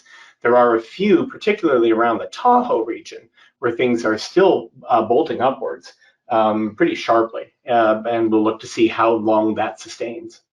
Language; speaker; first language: English; native; English